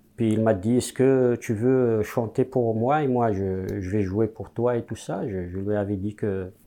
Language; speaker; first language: French; non-native, local second language; Kabyle